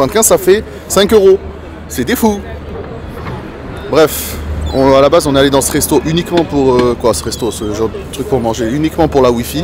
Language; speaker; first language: French; native; French